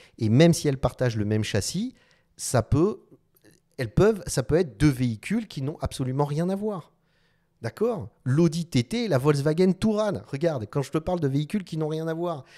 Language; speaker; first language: French; non-native, local second language; Arabic